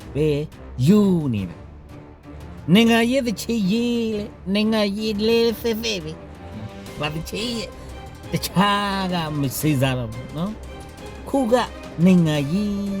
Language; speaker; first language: Burmese; non-native, local second language; S'gaw Karen